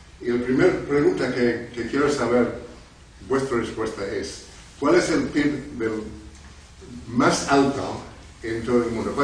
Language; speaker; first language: Spanish; non-native, fluent; English